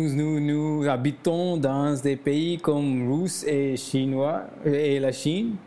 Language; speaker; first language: French; non-native, learner; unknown